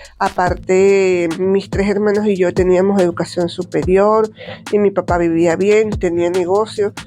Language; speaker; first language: Spanish; native; Spanish